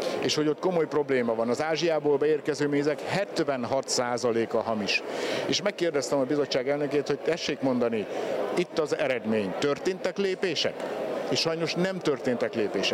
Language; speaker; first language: Hungarian; native; Hungarian